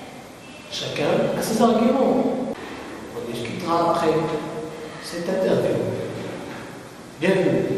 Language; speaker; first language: French; non-native, learner; Arabic